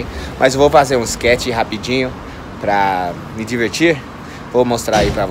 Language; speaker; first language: Portuguese; non-native, fluent; English